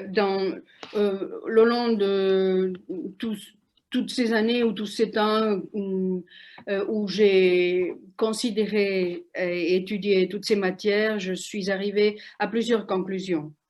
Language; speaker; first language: French; non-native, fluent; Spanish